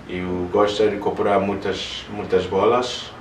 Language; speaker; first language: Portuguese; non-native, learner; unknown